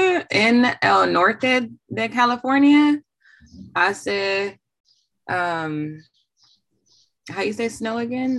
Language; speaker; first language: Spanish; non-native, learner; English